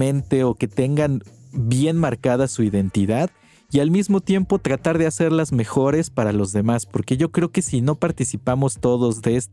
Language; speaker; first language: Spanish; native; Spanish